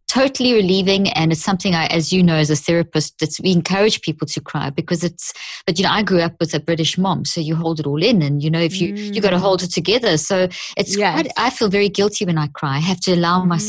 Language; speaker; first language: English; native; English